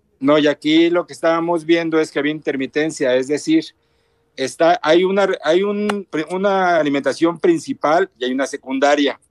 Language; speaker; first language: Spanish; native; Spanish